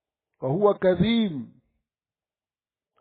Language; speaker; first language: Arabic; non-native, fluent; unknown